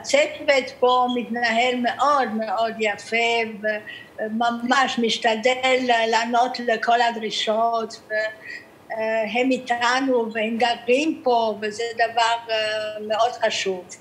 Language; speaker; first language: Hebrew; early bilingual, other home language; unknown